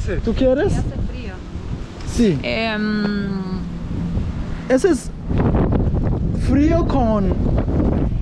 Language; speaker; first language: Spanish; non-native, learner; English